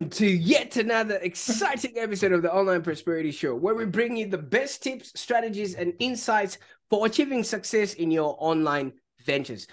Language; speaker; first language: English; native; English